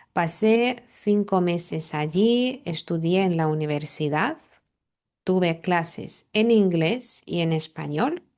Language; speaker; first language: Spanish; non-native, fluent; Lithuanian